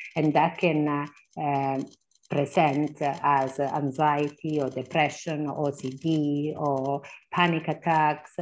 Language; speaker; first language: English; non-native, fluent; Italian